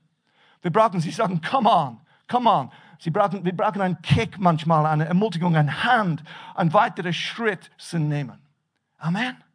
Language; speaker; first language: German; non-native, fluent; English